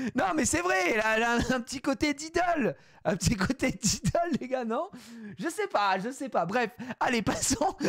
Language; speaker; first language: French; native; French